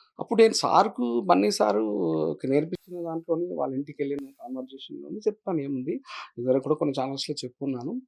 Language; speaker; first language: Telugu; native; Telugu